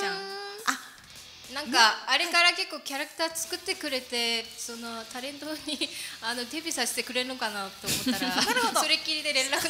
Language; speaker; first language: Japanese; non-native, fluent; Korean